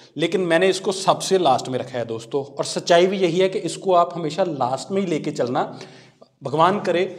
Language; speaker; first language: Hindi; non-native, local second language; Punjabi